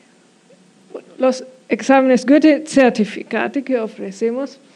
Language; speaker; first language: Spanish; non-native, fluent; German